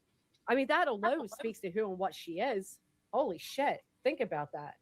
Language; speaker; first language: English; native; English